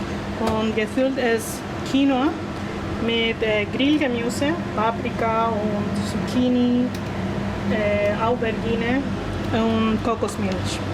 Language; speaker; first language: German; non-native, learner; Spanish